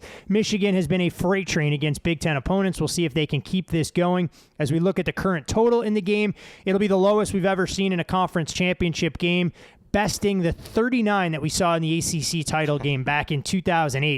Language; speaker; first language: English; native; English